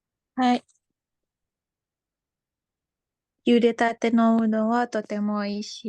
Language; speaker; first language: Japanese; non-native, learner; Indonesian